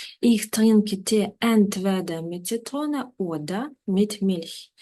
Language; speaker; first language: German; non-native, fluent; Ukrainian